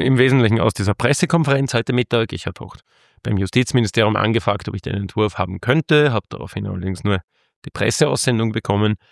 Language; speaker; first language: German; native; German